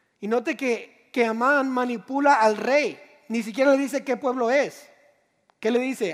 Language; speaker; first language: Spanish; native; Spanish